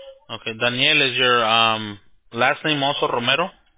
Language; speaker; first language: English; early bilingual, other home language; Spanish